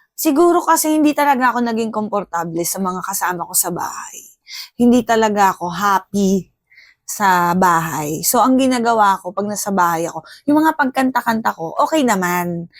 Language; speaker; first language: Filipino; native; Filipino